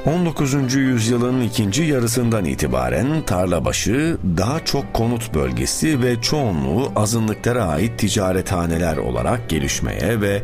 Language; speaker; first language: Turkish; native; Turkish